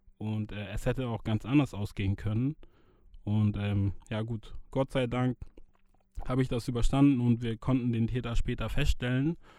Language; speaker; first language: German; early bilingual, other home language; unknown